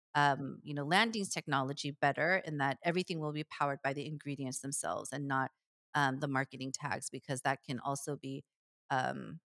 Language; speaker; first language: English; early bilingual, other home language; Korean